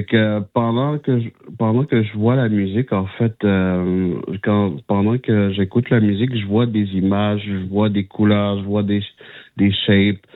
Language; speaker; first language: French; non-native, local second language; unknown